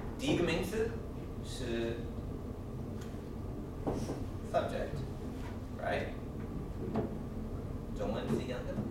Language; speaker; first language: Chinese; non-native, learner; English